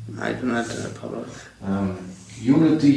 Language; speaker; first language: English; non-native, fluent; Dutch